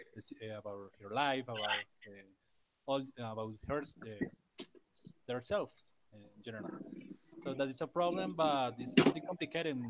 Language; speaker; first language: English; non-native, learner; Spanish